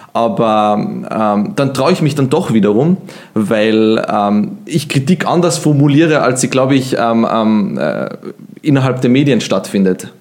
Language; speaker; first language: German; early bilingual, other home language; Bosnian